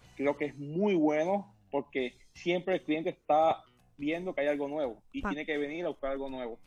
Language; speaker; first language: Spanish; native; Spanish